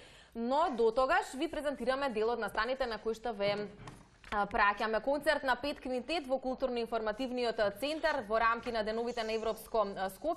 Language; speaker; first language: Macedonian; native; Macedonian